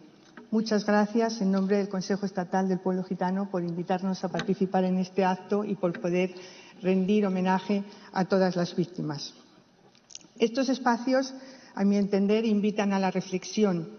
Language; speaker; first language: Spanish; native; Spanish